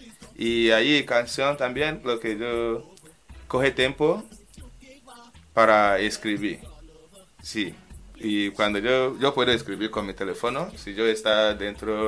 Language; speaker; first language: Spanish; non-native, learner; English